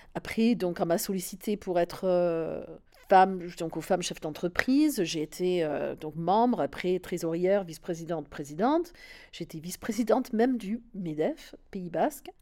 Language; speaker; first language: French; non-native, fluent; English